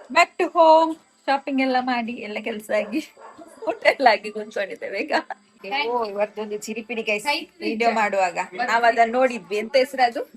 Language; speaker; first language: Kannada; non-native, local second language; Tulu